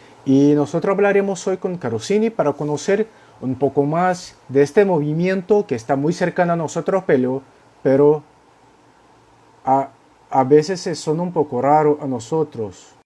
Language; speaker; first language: Spanish; non-native, local second language; Portuguese